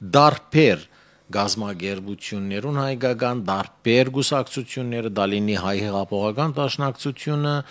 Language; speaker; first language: Armenian; early bilingual, heritage; Armenian